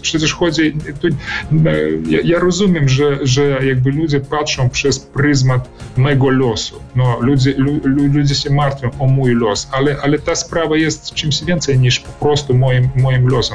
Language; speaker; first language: Polish; early bilingual, heritage; Polish